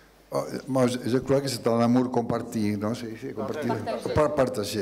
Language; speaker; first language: French; non-native, learner; Spanish